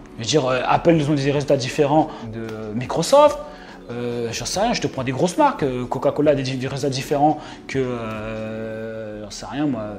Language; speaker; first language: French; native; French